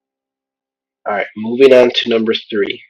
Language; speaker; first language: English; native; English